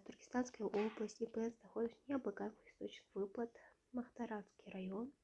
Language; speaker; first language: Russian; non-native, local second language; Kazakh